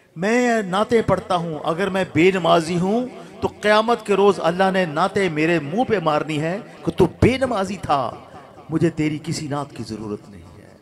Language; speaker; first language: Urdu; non-native, local second language; Punjabi